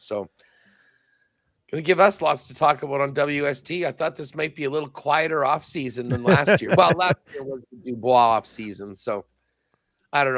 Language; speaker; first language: English; native; English